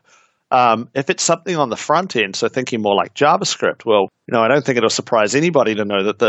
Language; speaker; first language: English; native; English